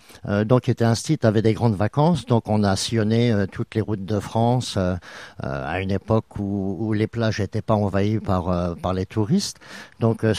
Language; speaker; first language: French; native; French